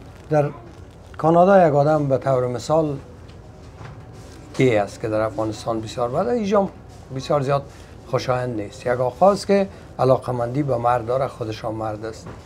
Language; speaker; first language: Persian; native; Persian